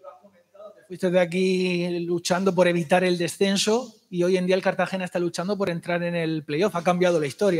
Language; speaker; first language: Spanish; native; Spanish